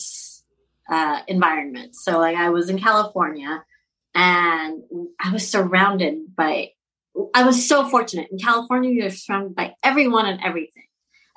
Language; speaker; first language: English; native; English